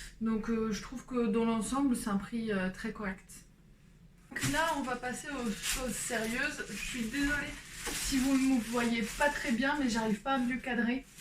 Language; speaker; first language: French; early bilingual, other home language; Polish